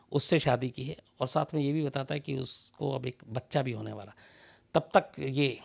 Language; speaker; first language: Hindi; native; Hindi